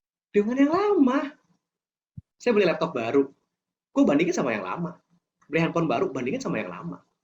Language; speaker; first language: Indonesian; native; Indonesian